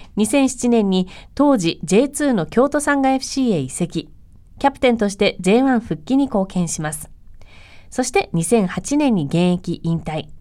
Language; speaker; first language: Japanese; native; Japanese